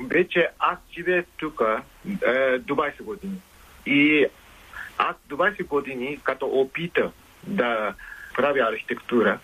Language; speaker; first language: Bulgarian; non-native, learner; Japanese